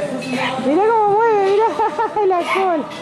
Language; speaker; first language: Spanish; native; Spanish